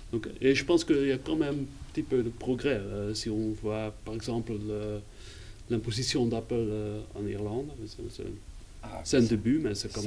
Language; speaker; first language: French; non-native, fluent; Dutch